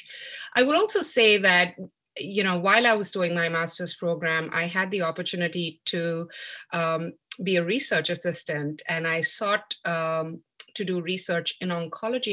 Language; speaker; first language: English; non-native, local second language; Hindi